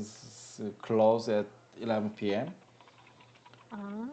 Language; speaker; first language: English; non-native, learner; Korean